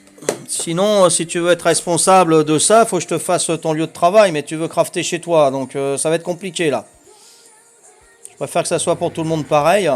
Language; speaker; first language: French; native; French